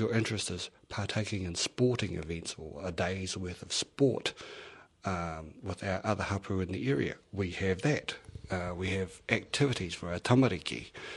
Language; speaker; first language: English; native; English